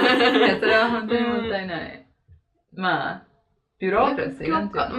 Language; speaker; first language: Japanese; non-native, fluent; Italian